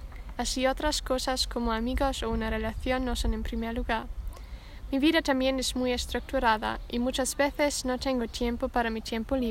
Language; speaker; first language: Spanish; non-native, learner; German